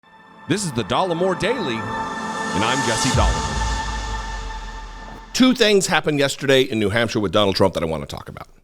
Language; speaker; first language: English; native; English